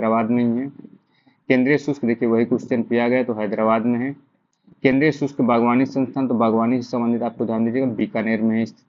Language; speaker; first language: Hindi; native; Hindi